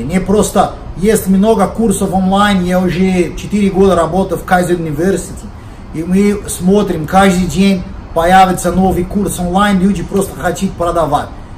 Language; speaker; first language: Russian; non-native, learner; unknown